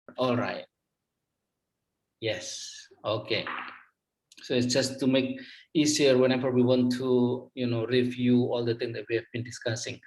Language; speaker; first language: English; non-native, fluent; Indonesian